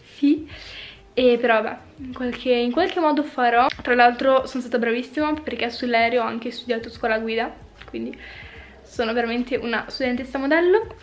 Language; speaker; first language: Italian; native; Italian